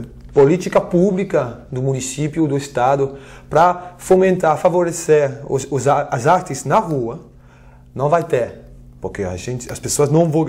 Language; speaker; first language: Portuguese; non-native, fluent; French